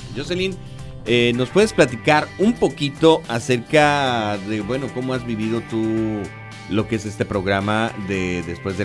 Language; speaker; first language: Spanish; native; Spanish